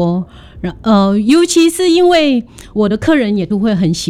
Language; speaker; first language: Chinese; non-native, fluent; Hakka Chinese